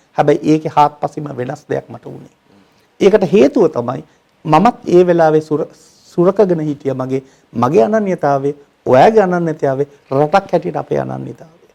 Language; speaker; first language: Sinhala; non-native, local second language; Tamil